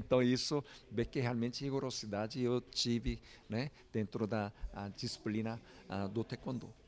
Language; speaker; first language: Portuguese; non-native, fluent; Korean